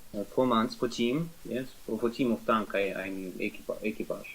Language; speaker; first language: English; non-native, learner; Russian